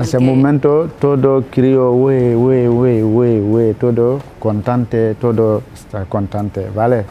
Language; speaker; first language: Spanish; non-native, learner; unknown